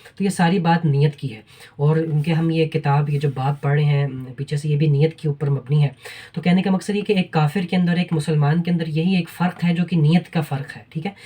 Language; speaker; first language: Urdu; native; Urdu